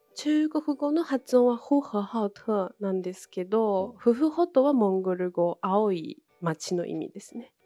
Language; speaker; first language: Japanese; non-native, fluent; Chinese